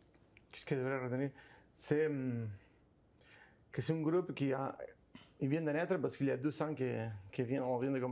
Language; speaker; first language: French; non-native, learner; Spanish